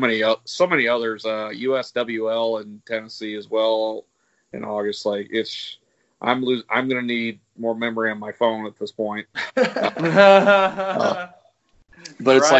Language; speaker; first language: English; native; English